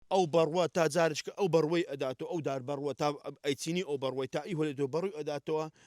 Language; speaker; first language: Central Kurdish; native; Central Kurdish